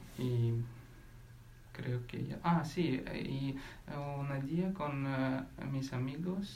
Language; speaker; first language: Spanish; non-native, learner; Ukrainian